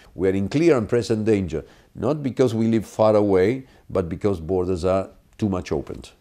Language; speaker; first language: English; non-native, fluent; Spanish